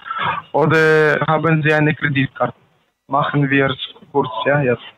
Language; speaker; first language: German; non-native, learner; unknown